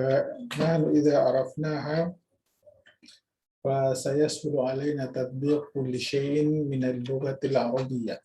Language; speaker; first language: Arabic; non-native, fluent; Indonesian